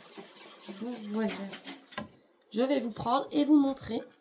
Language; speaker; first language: French; native; French